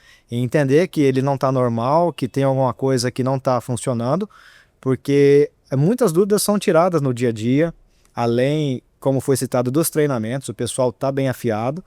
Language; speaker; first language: Portuguese; native; Portuguese